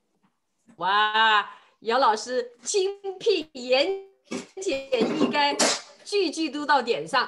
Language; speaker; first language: Chinese; native; Chinese